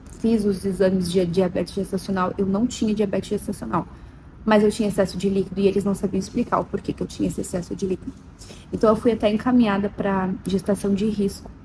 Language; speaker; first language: Portuguese; native; Portuguese